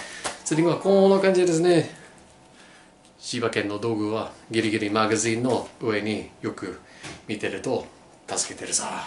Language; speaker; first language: Japanese; non-native, learner; English